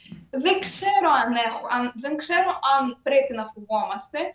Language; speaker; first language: Greek; non-native, fluent; Ukrainian